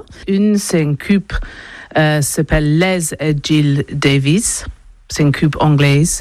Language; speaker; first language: French; non-native, learner; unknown